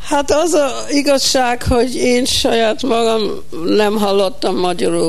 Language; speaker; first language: Hungarian; early bilingual, heritage; Hungarian